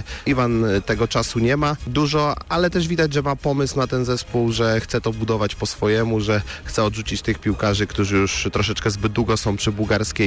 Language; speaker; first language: Polish; native; Polish